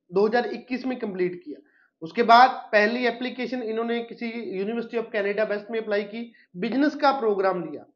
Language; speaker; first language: Hindi; non-native, local second language; Punjabi